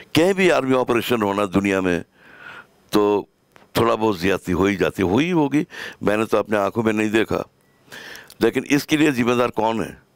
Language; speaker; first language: Urdu; native; Urdu